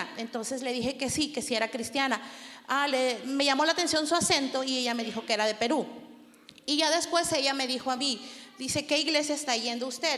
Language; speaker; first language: Spanish; native; Spanish